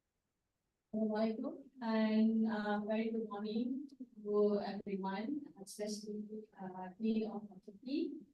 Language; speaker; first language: English; non-native, fluent; Malay